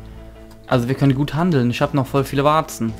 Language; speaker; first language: German; native; German